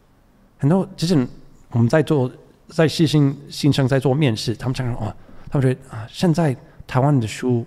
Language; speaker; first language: Chinese; non-native, fluent; English